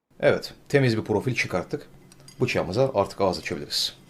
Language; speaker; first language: Turkish; native; Turkish